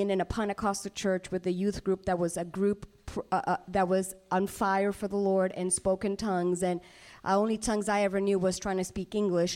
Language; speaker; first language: English; non-native, fluent; Spanish